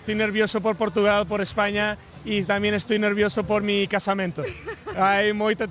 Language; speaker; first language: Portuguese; non-native, learner; Spanish